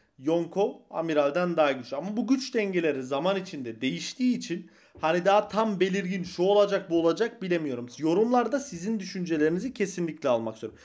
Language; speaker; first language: Turkish; early bilingual, heritage; Turkish